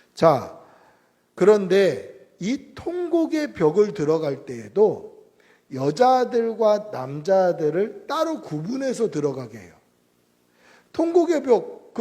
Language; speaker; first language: Korean; native; Korean